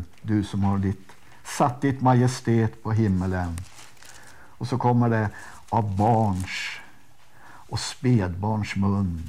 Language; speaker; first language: Swedish; native; Swedish